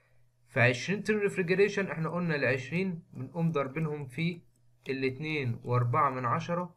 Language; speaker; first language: Arabic; native; Arabic